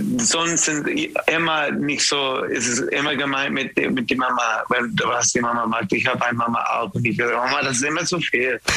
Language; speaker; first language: German; non-native, learner; English